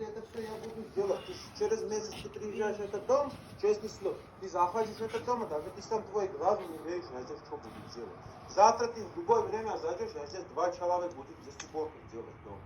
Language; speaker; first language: Russian; non-native, learner; Tajik